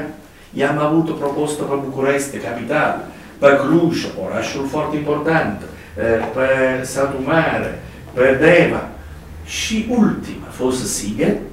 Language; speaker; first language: Romanian; non-native, learner; Italian